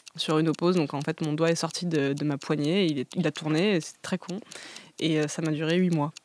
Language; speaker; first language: French; native; French